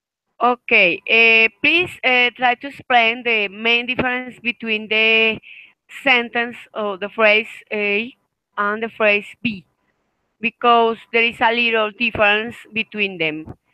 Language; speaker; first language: English; non-native, fluent; Spanish